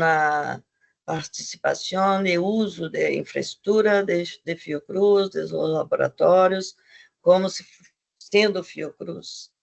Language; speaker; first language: Portuguese; non-native, fluent; Spanish